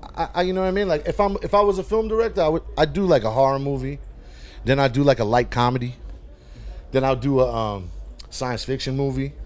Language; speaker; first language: English; native; English